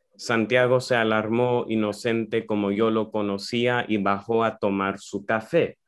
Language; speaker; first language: Spanish; early bilingual, heritage; Spanish